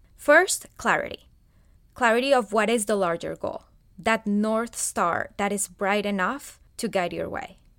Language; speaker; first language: English; non-native, fluent; Spanish